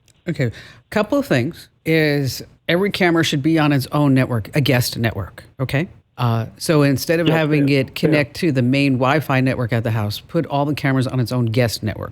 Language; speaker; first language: English; native; English